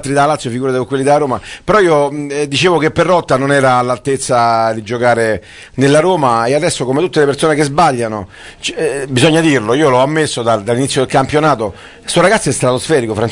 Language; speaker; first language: Italian; native; Italian